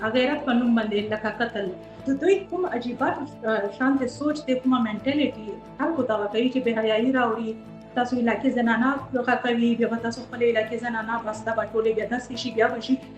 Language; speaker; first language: Pashto; native; Pashto